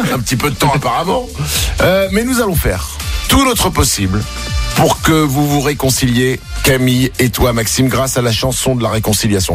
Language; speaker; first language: French; native; French